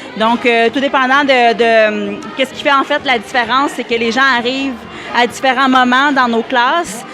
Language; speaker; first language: French; native; French